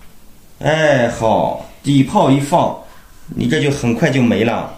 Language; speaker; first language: Chinese; native; Chinese